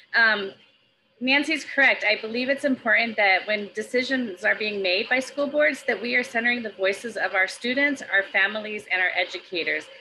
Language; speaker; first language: English; native; English